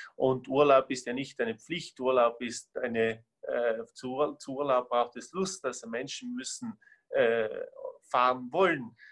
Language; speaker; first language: German; native; German